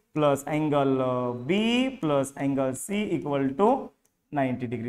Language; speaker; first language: Hindi; non-native, local second language; Marathi